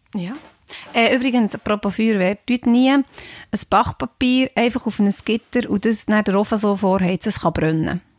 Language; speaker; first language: German; native; German